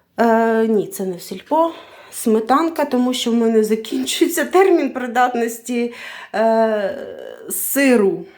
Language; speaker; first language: Ukrainian; non-native, local second language; Russian